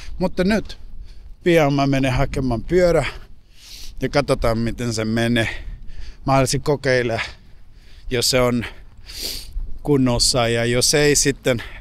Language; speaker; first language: Finnish; non-native, fluent; English